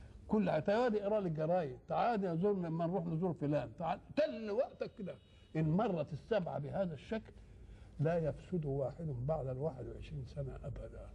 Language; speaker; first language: Arabic; native; Arabic